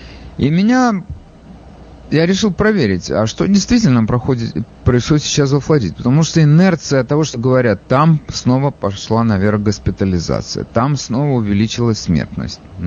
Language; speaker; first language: Russian; native; Russian